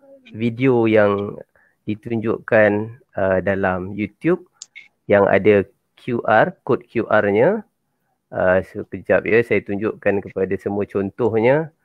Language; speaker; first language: Malay; native; Malay